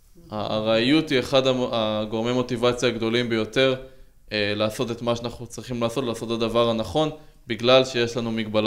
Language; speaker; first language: Hebrew; native; Hebrew